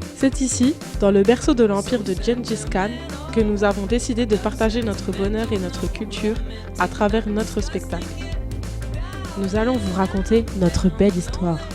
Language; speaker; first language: French; native; French